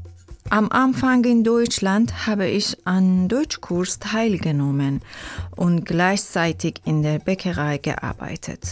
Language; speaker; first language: German; non-native, learner; Persian